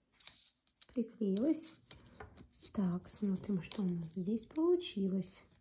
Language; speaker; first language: Russian; native; Russian